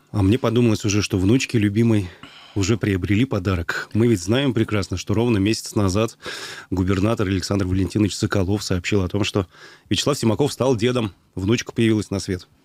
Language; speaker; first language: Russian; native; Russian